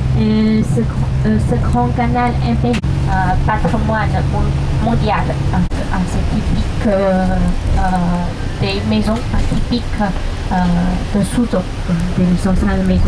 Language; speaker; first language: French; non-native, fluent; Chinese